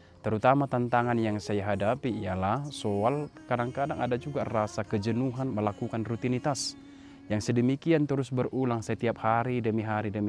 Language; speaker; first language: Indonesian; native; Indonesian